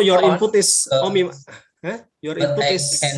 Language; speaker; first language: English; non-native, learner; Indonesian